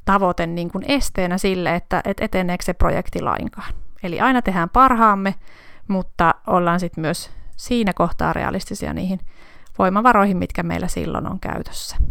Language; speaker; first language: Finnish; native; Finnish